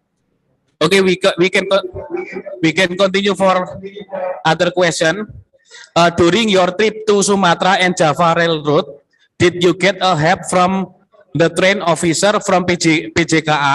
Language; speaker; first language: English; non-native, learner; Indonesian